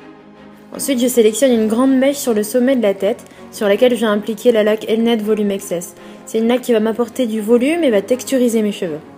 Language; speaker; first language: French; native; French